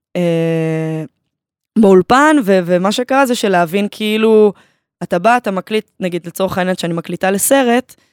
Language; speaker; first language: Hebrew; native; Hebrew